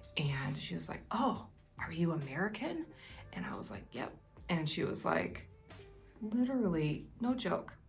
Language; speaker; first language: English; native; English